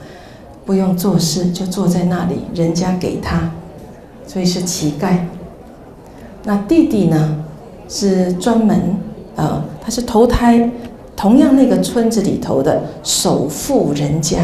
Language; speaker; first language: Chinese; native; Chinese